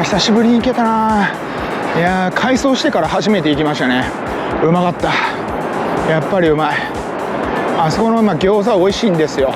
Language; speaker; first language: Japanese; native; Japanese